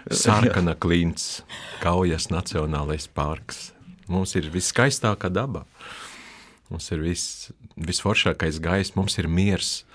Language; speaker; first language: Latvian; non-native, local second language; Russian